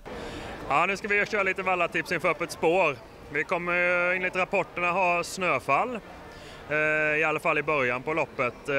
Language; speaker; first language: Swedish; native; Swedish